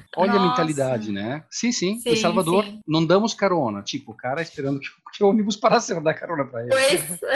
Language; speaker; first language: Portuguese; non-native, fluent; Italian